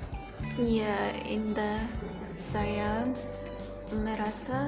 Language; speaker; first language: Indonesian; non-native, learner; Arabic